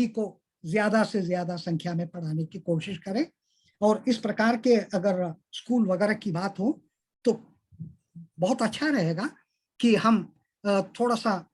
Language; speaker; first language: Hindi; native; Hindi